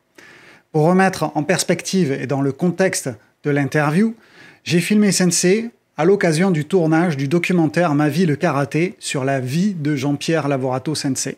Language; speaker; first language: French; native; French